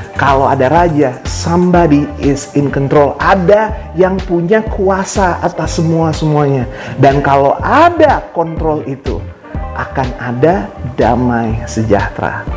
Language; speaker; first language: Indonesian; native; Indonesian